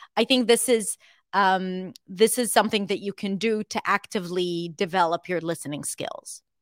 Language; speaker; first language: English; non-native, fluent; Hebrew